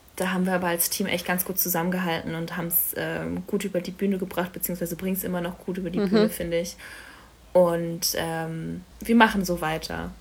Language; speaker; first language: German; native; German